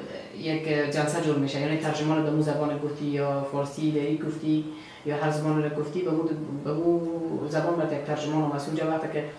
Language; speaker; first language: Persian; native; Persian